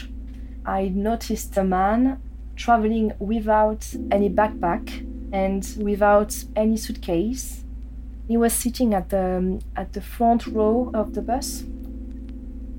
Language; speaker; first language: English; non-native, fluent; French